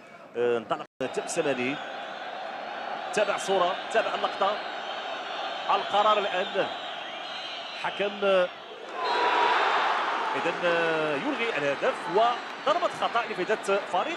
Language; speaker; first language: Arabic; native; Arabic